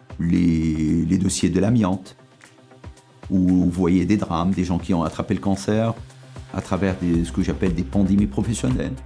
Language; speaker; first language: French; non-native, local second language; Arabic